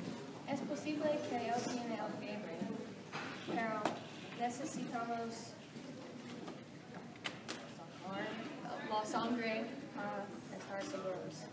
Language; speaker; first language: Spanish; non-native, learner; English